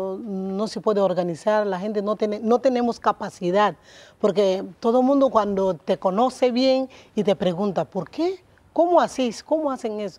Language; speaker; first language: Spanish; non-native, learner; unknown